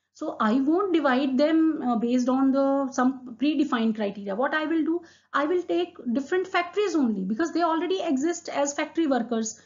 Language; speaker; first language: English; non-native, local second language; Hindi